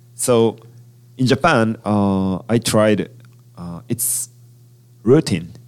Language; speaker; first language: English; non-native, learner; Japanese